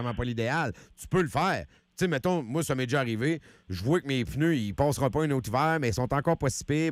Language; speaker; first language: French; native; French